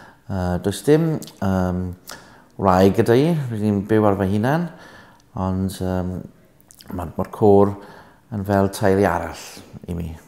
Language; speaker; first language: Welsh; non-native, local second language; English